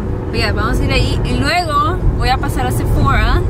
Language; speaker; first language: Spanish; early bilingual, heritage; Spanish